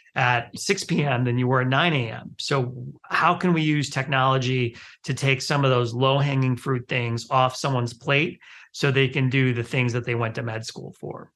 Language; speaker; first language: English; early bilingual, other home language; Hindi